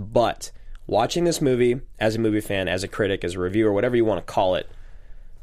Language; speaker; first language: English; native; English